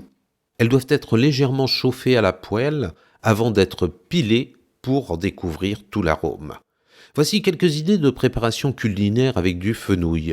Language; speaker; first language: French; native; French